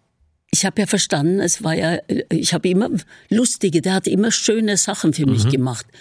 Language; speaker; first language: German; non-native, fluent; Norwegian